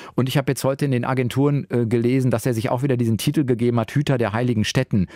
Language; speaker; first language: German; native; German